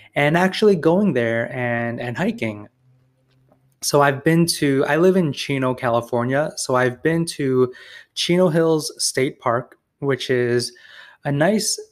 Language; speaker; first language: English; native; English